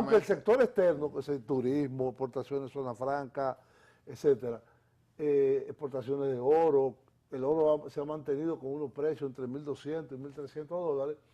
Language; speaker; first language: Spanish; native; Spanish